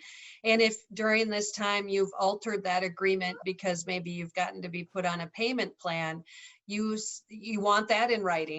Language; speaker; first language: English; native; English